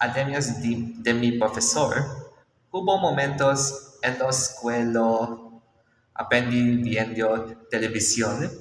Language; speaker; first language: Spanish; non-native, learner; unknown